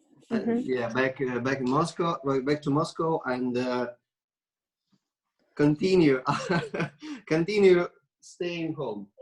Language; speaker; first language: English; non-native, learner; Russian